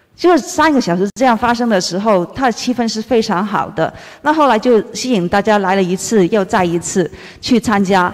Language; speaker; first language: Chinese; non-native, fluent; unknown